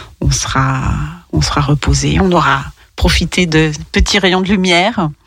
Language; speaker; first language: French; native; French